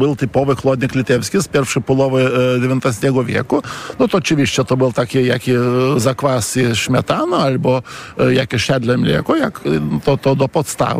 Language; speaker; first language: Polish; non-native, fluent; Lithuanian